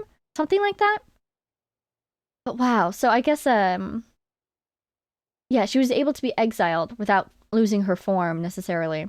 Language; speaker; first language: English; native; English